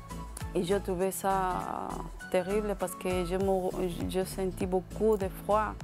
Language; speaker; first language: French; non-native, learner; Spanish